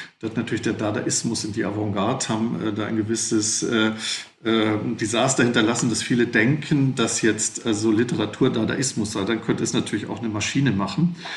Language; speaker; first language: German; native; German